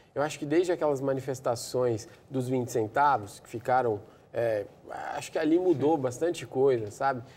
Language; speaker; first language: Portuguese; native; Portuguese